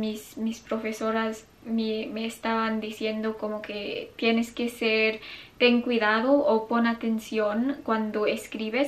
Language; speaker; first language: Spanish; non-native, fluent; English